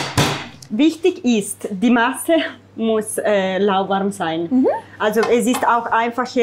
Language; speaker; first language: German; non-native, fluent; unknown